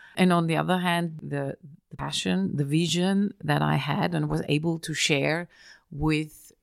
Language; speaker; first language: English; non-native, fluent; German